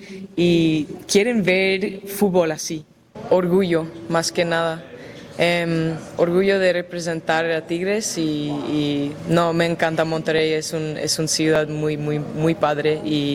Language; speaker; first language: Spanish; early bilingual, heritage; Spanish